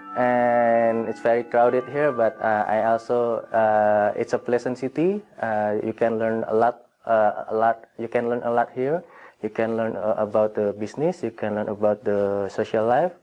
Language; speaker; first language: English; non-native, fluent; Indonesian